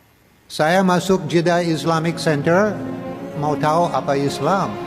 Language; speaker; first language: Indonesian; non-native, fluent; English